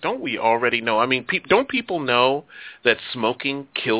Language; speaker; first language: English; native; English